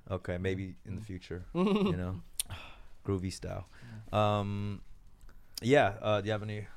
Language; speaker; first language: English; early bilingual, other home language; Korean